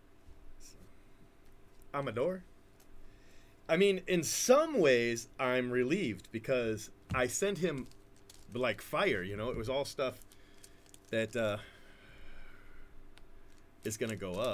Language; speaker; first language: English; native; English